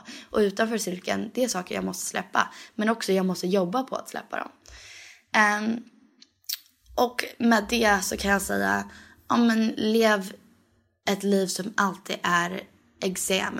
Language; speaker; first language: Swedish; early bilingual, heritage; Swedish